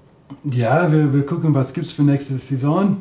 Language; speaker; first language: German; non-native, learner; English